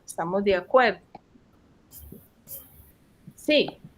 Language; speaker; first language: Spanish; native; Spanish